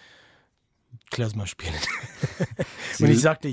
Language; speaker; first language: German; non-native, fluent; English